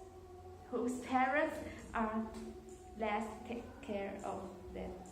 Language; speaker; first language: English; non-native, learner; Chinese